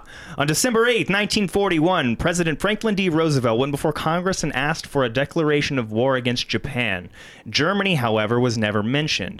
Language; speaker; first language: English; native; English